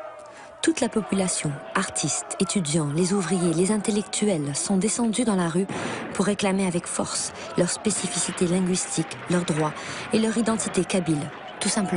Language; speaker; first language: French; native; French